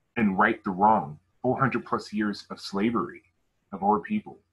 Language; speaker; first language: English; native; English